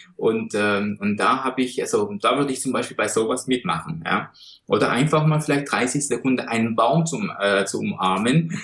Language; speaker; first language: German; non-native, fluent; Persian